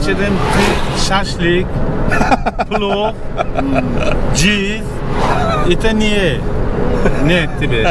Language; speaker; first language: Russian; non-native, local second language; Uzbek